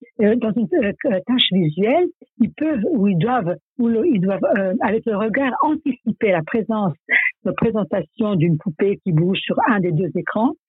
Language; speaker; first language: French; non-native, fluent; Serbian